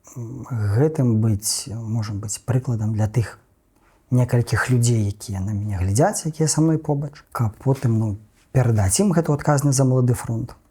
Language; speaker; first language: Belarusian; non-native, local second language; Russian